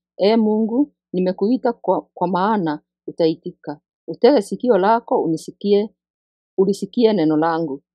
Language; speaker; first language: Swahili; non-native, local second language; Kikuyu